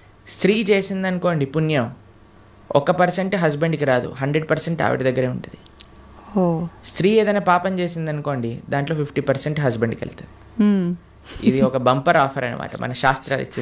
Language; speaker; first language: Telugu; native; Telugu